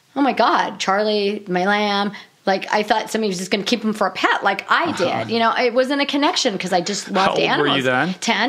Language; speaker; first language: English; native; English